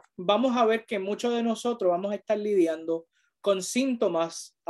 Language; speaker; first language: Spanish; early bilingual, heritage; Spanish